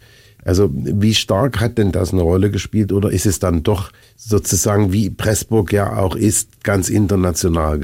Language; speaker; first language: German; native; German